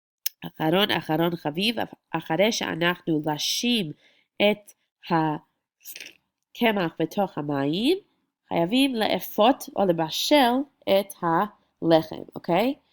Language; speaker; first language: Hebrew; non-native, fluent; English